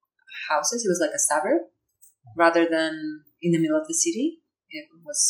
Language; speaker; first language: English; non-native, fluent; Spanish